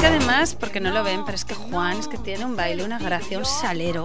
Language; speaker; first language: Spanish; native; Spanish